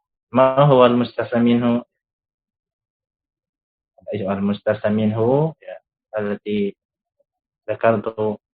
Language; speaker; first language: Arabic; non-native, fluent; Indonesian